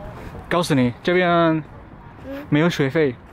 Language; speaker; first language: Chinese; non-native, learner; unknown